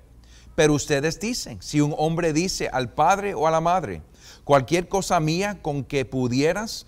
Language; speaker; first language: Spanish; non-native, fluent; English